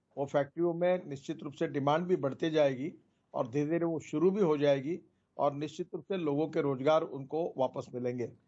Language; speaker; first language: Hindi; non-native, local second language; Marathi